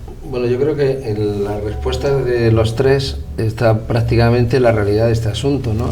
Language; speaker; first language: Spanish; native; Spanish